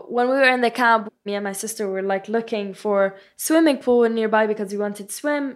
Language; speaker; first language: English; non-native, fluent; Arabic